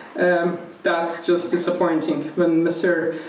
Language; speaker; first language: English; non-native, fluent; Persian